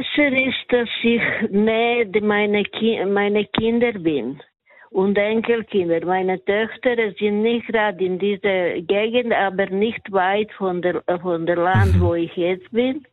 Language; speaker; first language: German; non-native, learner; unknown